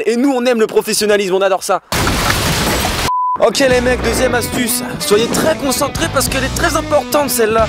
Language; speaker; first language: French; native; French